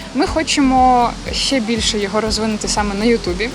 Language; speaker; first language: Ukrainian; non-native, local second language; Russian